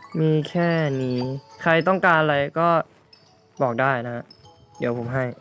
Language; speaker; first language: Thai; native; Thai